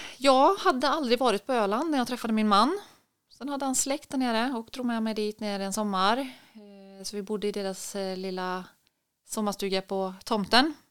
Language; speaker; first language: Swedish; native; Swedish